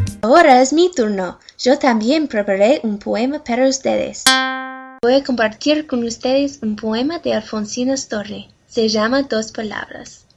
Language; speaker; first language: Spanish; non-native, learner; English